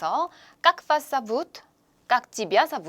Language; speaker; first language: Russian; non-native, fluent; Korean